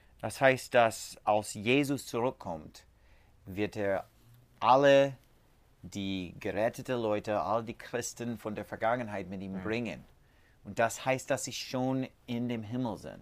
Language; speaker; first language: German; non-native, learner; English